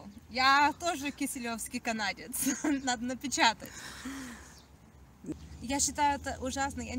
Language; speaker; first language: Russian; early bilingual, heritage; Russian